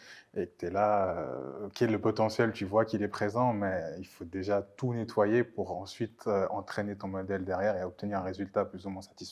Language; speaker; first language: French; native; French